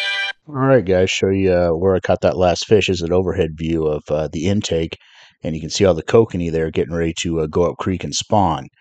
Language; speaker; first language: English; native; English